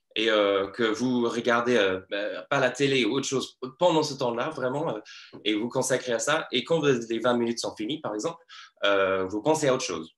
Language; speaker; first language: French; non-native, fluent; English